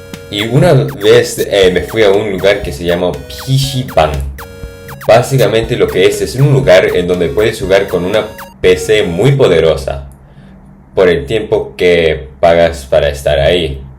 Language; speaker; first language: Spanish; non-native, fluent; English